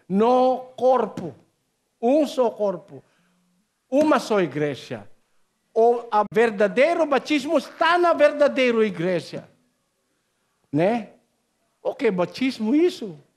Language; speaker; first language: Portuguese; non-native, learner; Filipino